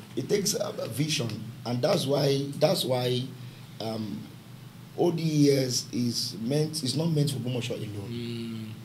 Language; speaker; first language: English; non-native, local second language; Yoruba